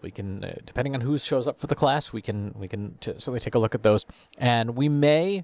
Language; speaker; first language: English; native; English